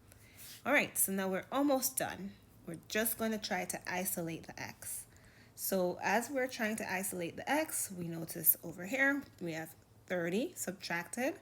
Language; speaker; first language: English; native; English